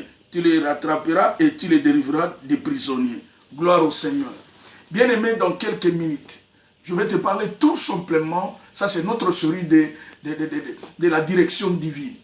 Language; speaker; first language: French; non-native, local second language; Lingala